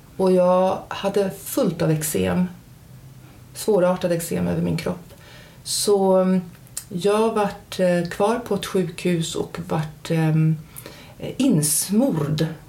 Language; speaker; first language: Swedish; early bilingual, heritage; Swedish